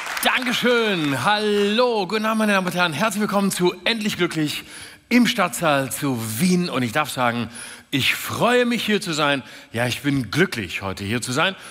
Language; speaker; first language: German; native; German